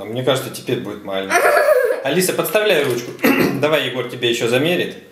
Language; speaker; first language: Russian; native; Russian